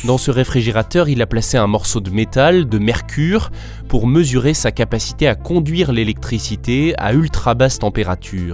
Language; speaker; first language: French; native; French